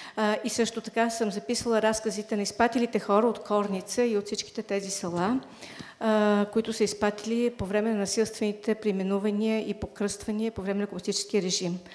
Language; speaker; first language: Bulgarian; native; Bulgarian